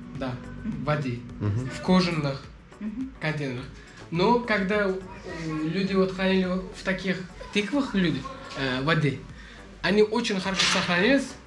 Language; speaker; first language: Russian; non-native, local second language; Uzbek